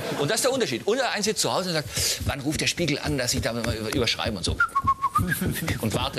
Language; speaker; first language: German; native; German